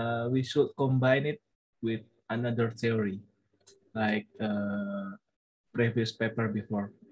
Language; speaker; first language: English; non-native, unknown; Indonesian